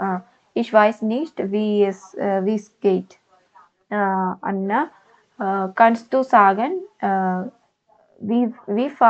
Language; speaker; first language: German; non-native, learner; Malayalam